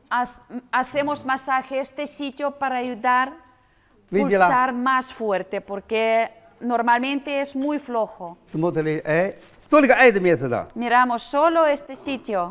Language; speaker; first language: Spanish; non-native, learner; Russian